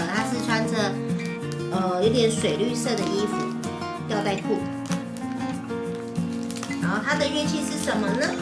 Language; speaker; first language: Chinese; native; Chinese